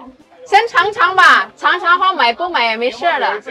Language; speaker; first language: Chinese; non-native, local second language; Indonesian